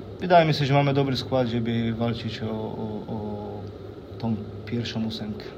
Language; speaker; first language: Polish; non-native, fluent; Slovenian